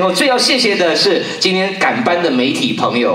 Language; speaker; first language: Chinese; native; Chinese